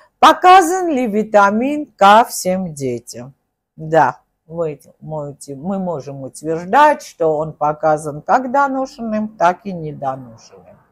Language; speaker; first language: Russian; non-native, local second language; Armenian